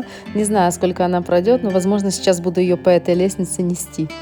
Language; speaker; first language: Russian; native; Russian